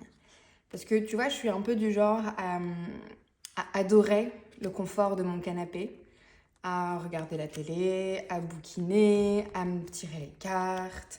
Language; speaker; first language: French; native; French